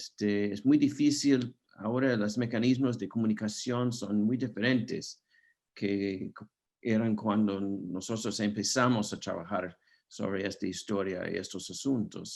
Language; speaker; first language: Spanish; non-native, fluent; English